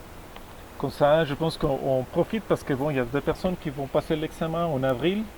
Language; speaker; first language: French; non-native, fluent; Spanish